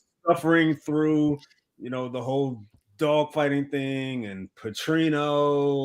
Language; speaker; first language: English; native; English